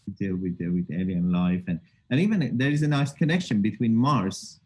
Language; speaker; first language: English; non-native, fluent; Armenian